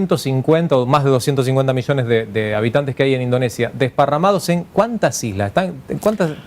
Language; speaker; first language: Spanish; native; Spanish